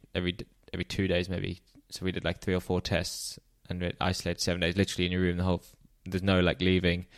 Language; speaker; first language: English; native; English